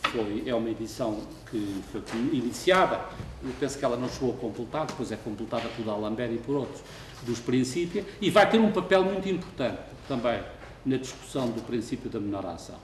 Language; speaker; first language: Portuguese; native; Portuguese